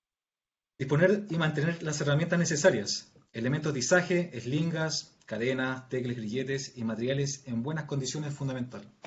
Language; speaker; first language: Spanish; native; Spanish